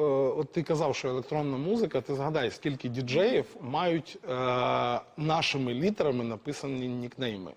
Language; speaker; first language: Ukrainian; non-native, local second language; Russian